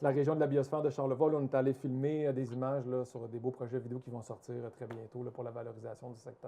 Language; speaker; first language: French; native; French